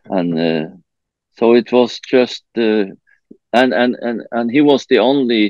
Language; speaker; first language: English; non-native, learner; Norwegian